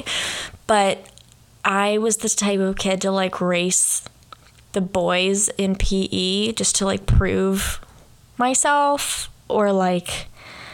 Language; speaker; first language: English; native; English